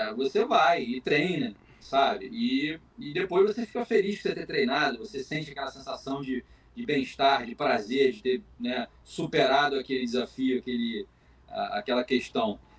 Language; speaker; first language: Portuguese; native; Portuguese